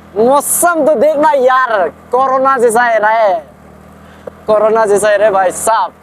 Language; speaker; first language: Hindi; non-native, local second language; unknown